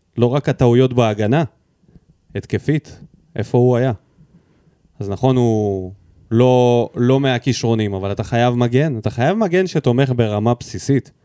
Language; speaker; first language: Hebrew; early bilingual, other home language; Russian